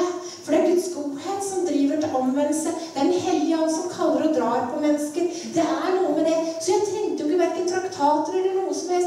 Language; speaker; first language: Norwegian; native; Norwegian